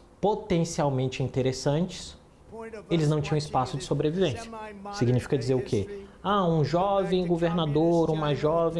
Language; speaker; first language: Portuguese; native; Portuguese